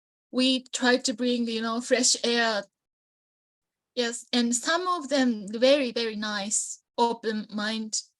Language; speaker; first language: English; non-native, learner; Japanese